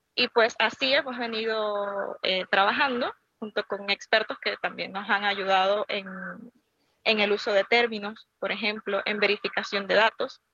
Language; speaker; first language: Spanish; native; Spanish